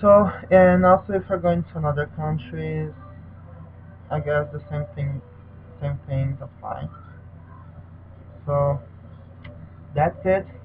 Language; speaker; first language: English; non-native, learner; Portuguese